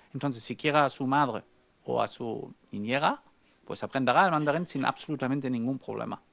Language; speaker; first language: Spanish; non-native, fluent; German